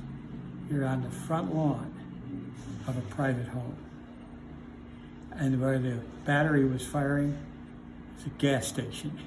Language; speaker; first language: English; native; English